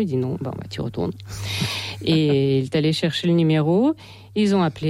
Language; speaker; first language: French; non-native, fluent; Russian